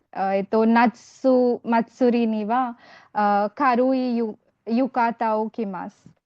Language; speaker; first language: Japanese; non-native, learner; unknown